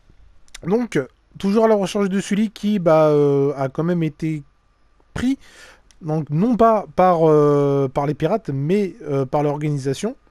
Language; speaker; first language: French; native; French